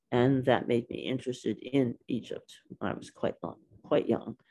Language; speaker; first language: English; native; English